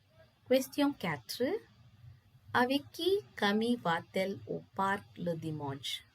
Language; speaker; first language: French; non-native, fluent; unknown